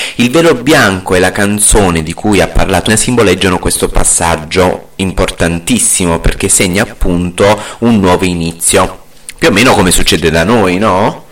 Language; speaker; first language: Italian; native; Italian